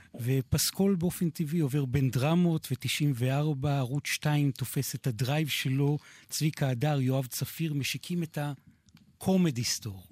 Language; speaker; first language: Hebrew; native; Hebrew